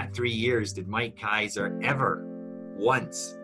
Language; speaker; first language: English; native; English